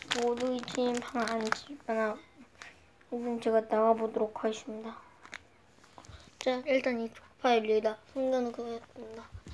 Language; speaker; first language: Korean; native; Korean